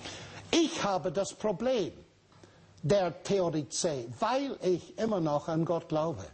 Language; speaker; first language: German; non-native, fluent; English